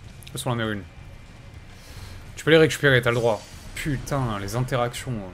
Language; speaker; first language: French; native; French